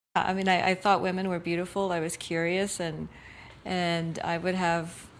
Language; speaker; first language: English; native; English